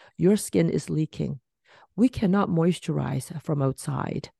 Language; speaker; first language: English; non-native, local second language; Cantonese